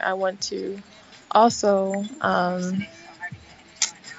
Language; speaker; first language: English; native; English